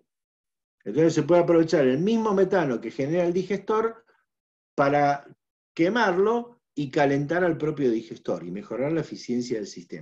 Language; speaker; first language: Spanish; native; Spanish